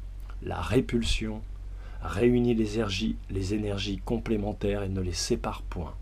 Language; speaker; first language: French; native; French